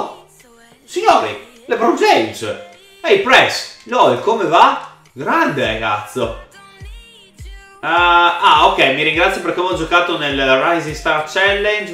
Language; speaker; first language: Italian; native; Italian